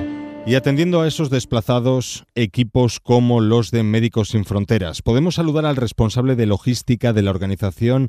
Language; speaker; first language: Spanish; native; Spanish